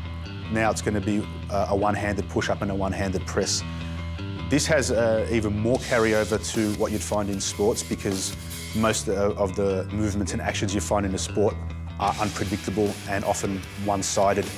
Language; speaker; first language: English; native; English